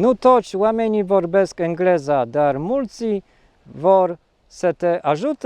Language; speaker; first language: Romanian; non-native, learner; Polish